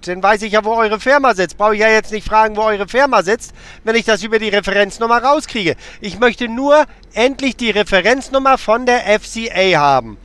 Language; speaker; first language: German; native; German